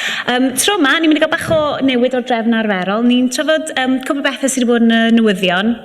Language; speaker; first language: Welsh; native; Welsh